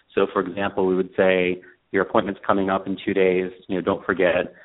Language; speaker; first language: English; native; English